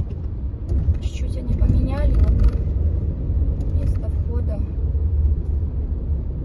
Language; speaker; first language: Russian; native; Russian